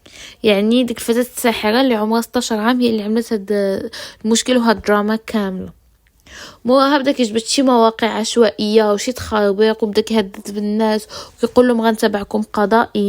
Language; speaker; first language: Arabic; native; Arabic